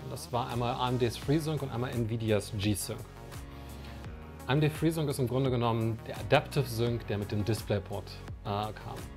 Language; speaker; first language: German; native; German